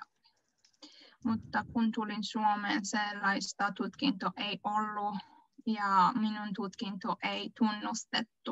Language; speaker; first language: Finnish; non-native, learner; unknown